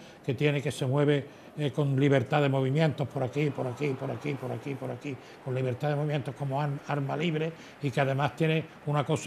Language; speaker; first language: Spanish; native; Spanish